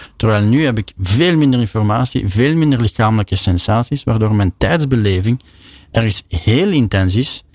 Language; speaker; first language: Dutch; native; Dutch